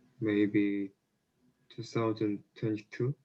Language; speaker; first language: English; non-native, learner; Korean